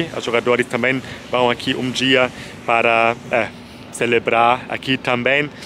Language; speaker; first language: Portuguese; non-native, fluent; German